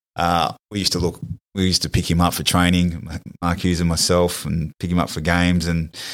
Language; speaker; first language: English; native; English